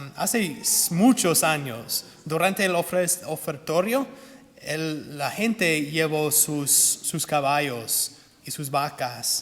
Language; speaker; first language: Spanish; non-native, fluent; English